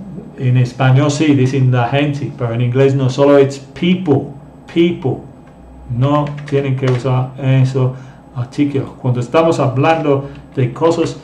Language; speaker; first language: Spanish; non-native, fluent; English